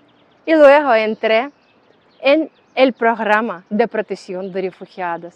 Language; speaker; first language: Spanish; non-native, learner; Russian